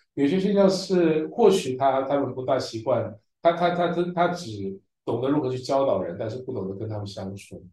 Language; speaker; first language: Chinese; early bilingual, heritage; Chinese